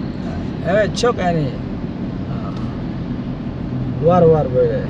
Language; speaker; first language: Turkish; non-native, learner; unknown